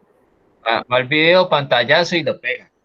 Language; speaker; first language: Spanish; native; Spanish